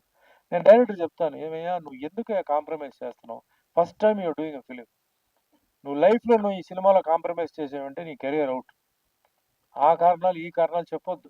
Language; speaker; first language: Telugu; native; Telugu